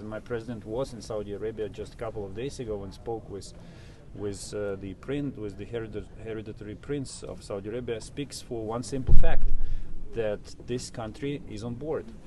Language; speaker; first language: English; non-native, fluent; Ukrainian